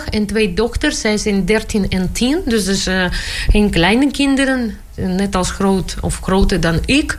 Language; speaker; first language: Dutch; non-native, learner; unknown